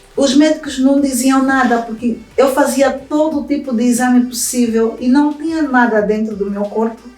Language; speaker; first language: Portuguese; native; Portuguese